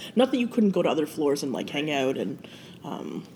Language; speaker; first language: English; native; English